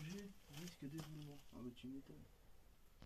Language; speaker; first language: French; native; French